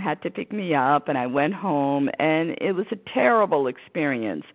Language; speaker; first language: English; early bilingual, other home language; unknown